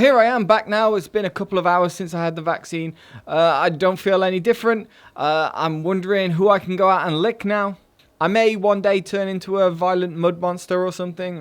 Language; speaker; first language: English; native; English